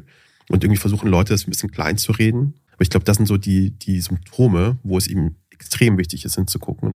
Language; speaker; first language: German; early bilingual, other home language; Persian